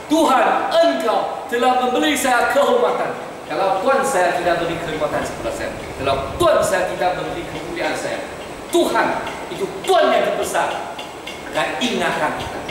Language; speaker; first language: Malay; non-native, local second language; Chinese